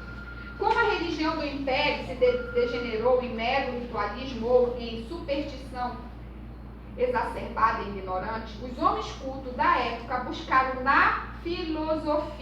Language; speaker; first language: Portuguese; native; Portuguese